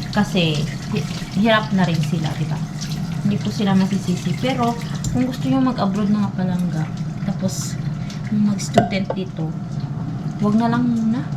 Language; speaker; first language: Filipino; non-native, local second language; Hiligaynon